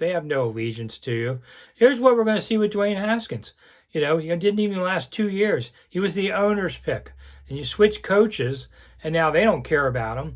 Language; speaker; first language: English; native; English